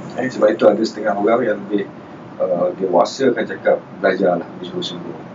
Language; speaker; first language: Malay; native; Malay